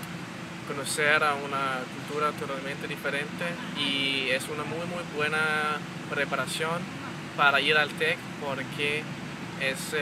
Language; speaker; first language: Spanish; non-native, learner; Danish